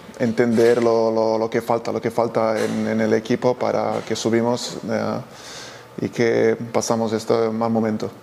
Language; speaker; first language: Spanish; non-native, fluent; Serbian